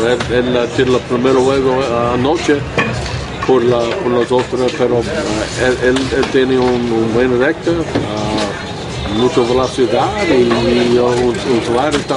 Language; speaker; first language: Spanish; non-native, learner; English